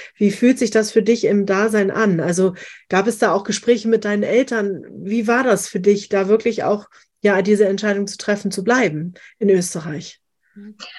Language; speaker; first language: German; native; German